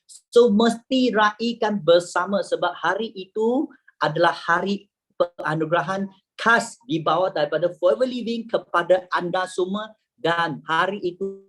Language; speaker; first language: Malay; native; Malay